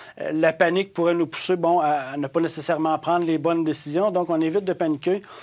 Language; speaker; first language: French; native; French